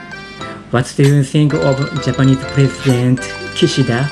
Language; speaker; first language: English; non-native, learner; Japanese